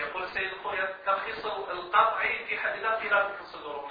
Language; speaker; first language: Arabic; native; Arabic